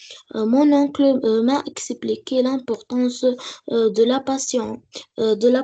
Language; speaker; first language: French; non-native, learner; Arabic